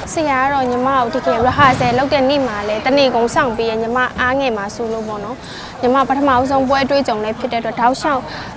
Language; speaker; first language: Burmese; non-native, local second language; Hakha Chin